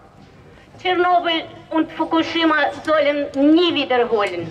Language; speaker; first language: German; non-native, learner; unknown